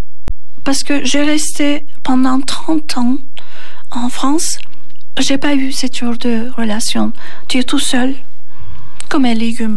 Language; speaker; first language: French; non-native, learner; Turkish